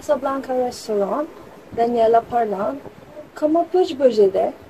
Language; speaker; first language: French; non-native, learner; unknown